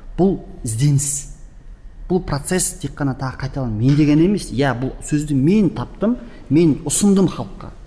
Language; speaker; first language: Kazakh; early bilingual, heritage; Kazakh